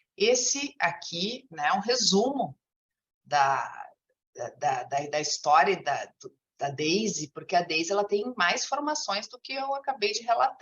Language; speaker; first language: Portuguese; native; Portuguese